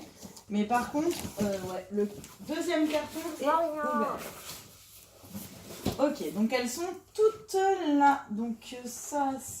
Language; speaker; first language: French; native; French